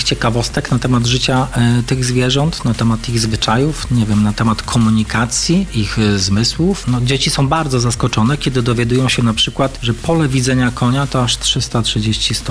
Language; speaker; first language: Polish; native; Polish